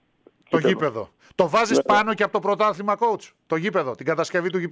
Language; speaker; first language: Greek; native; Greek